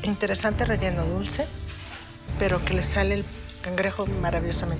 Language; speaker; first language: Spanish; native; Spanish